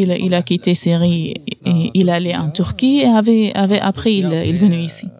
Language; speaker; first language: French; non-native, learner; Arabic